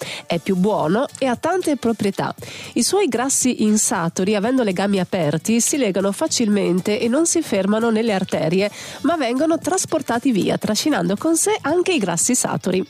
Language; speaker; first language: Italian; native; Italian